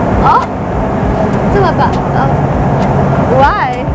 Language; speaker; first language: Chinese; non-native, learner; Portuguese